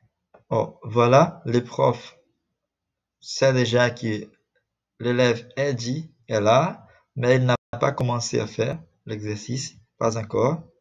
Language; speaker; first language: French; non-native, fluent; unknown